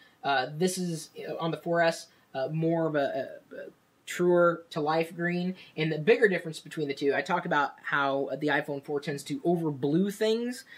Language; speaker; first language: English; native; English